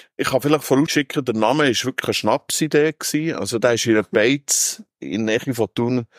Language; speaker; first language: German; native; German